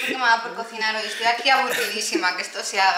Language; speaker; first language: Spanish; native; Spanish